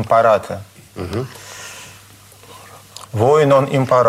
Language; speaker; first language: Italian; non-native, learner; Russian